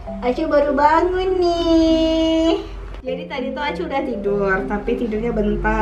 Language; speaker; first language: Indonesian; native; Indonesian